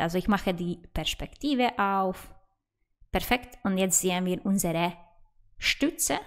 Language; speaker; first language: German; non-native, fluent; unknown